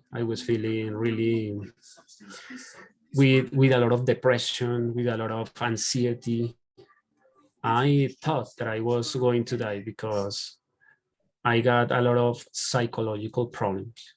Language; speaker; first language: English; non-native, learner; Spanish